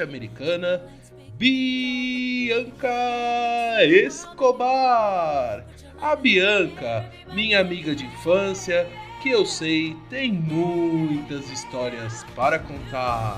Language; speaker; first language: Portuguese; native; Portuguese